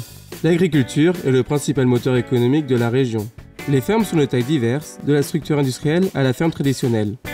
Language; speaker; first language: French; native; French